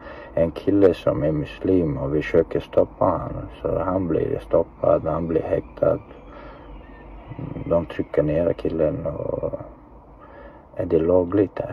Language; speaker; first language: Swedish; non-native, fluent; Chechen